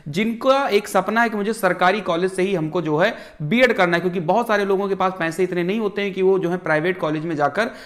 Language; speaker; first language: Hindi; native; Hindi